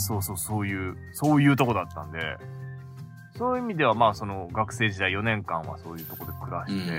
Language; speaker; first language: Japanese; native; Japanese